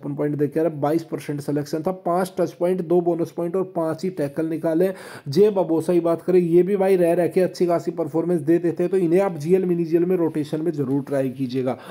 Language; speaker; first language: Hindi; native; Hindi